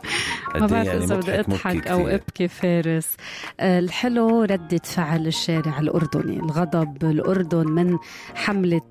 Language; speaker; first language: Arabic; native; Arabic